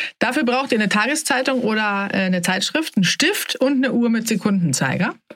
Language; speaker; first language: German; native; German